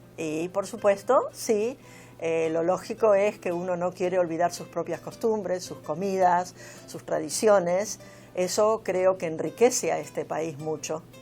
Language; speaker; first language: Spanish; native; Spanish